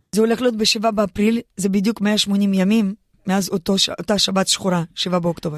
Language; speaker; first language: Hebrew; non-native, fluent; Russian